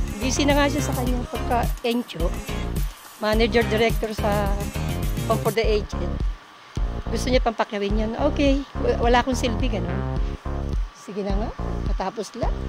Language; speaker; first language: Filipino; native; Filipino